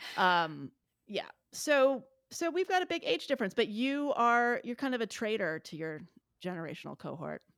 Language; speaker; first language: English; native; English